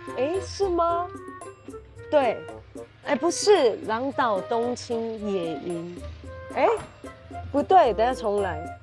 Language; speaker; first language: Chinese; native; Chinese